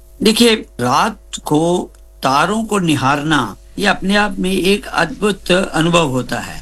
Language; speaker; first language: Hindi; native; Hindi